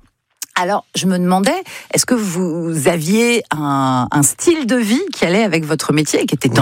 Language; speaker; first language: French; native; French